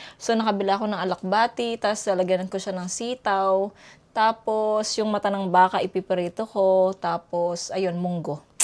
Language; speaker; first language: Filipino; native; Filipino